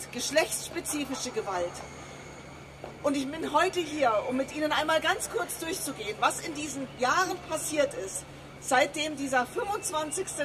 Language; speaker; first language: German; native; German